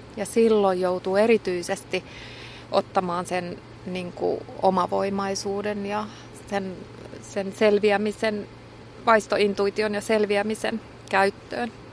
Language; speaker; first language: Finnish; native; Finnish